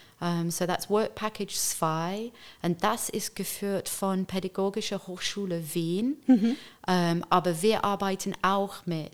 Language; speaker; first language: German; non-native, fluent; English